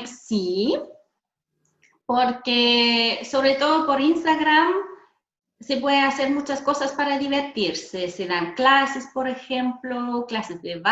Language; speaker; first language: Spanish; non-native, fluent; German